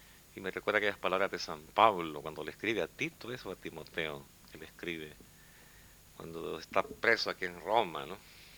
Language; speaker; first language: Spanish; native; Spanish